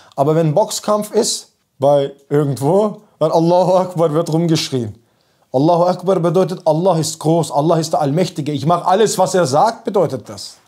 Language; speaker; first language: German; early bilingual, other home language; Turkish